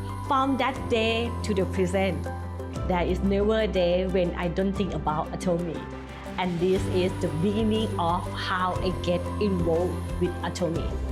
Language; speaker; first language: English; non-native, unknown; Thai